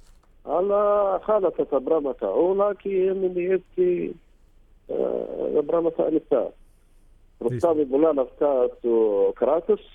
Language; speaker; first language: Greek; non-native, learner; Arabic